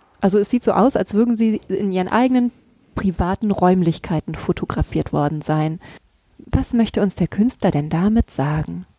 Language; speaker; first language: German; native; German